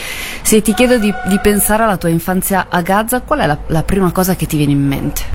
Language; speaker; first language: Italian; native; Italian